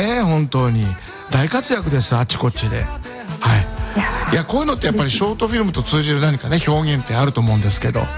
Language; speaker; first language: Japanese; native; Japanese